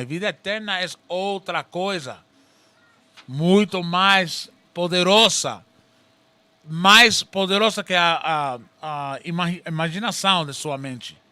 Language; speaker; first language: Portuguese; non-native, learner; Spanish